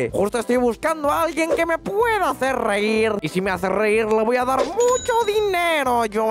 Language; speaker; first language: Spanish; native; Spanish